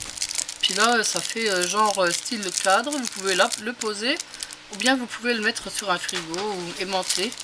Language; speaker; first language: French; native; French